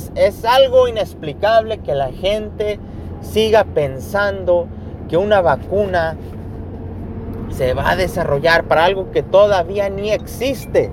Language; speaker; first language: Spanish; early bilingual, heritage; Spanish